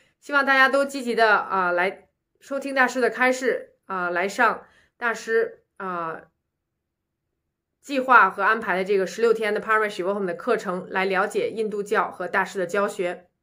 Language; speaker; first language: Chinese; native; Chinese